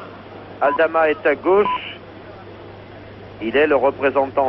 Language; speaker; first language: French; native; French